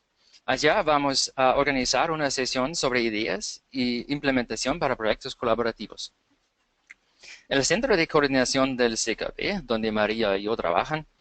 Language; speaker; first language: Spanish; non-native, fluent; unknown